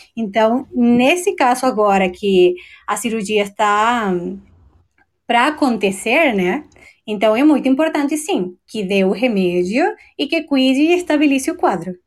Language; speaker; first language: Portuguese; non-native, fluent; Spanish